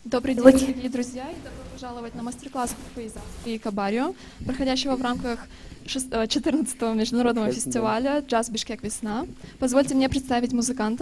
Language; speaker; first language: Russian; native; Russian